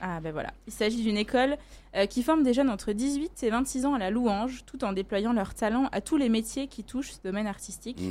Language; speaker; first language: French; native; French